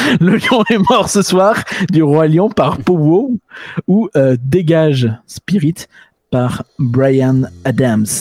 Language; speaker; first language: French; native; French